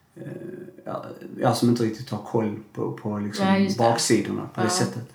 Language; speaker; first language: Swedish; native; Swedish